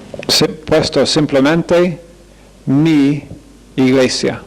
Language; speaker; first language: Spanish; non-native, fluent; English